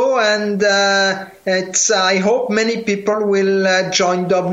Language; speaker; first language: English; non-native, fluent; French